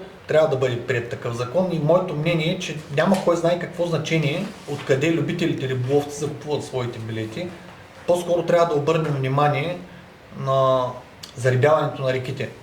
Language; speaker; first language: Bulgarian; native; Bulgarian